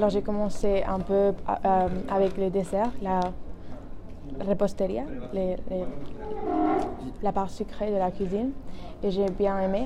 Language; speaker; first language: French; non-native, learner; Spanish